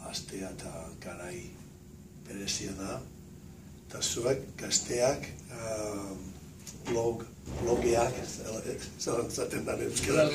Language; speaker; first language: Basque; early bilingual, heritage; Basque